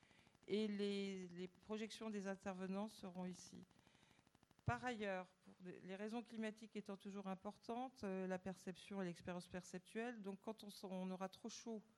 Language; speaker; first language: French; native; French